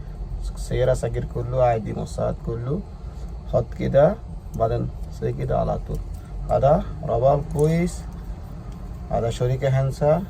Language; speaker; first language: Arabic; non-native, learner; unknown